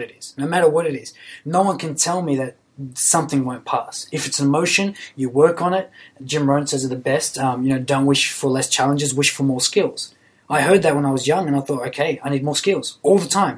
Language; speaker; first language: English; native; English